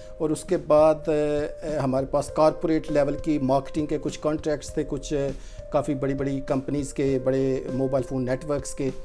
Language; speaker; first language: Hindi; non-native, local second language; Punjabi